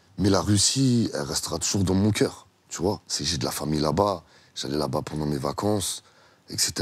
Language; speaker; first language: French; early bilingual, other home language; Russian